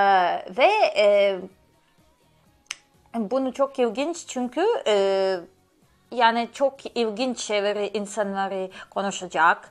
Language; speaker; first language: Turkish; non-native, learner; Bosnian